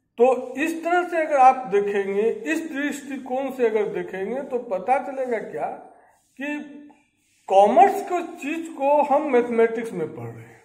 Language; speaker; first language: Hindi; native; Hindi